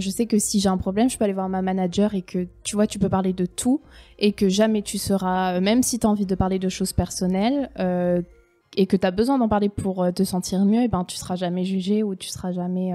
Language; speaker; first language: French; native; French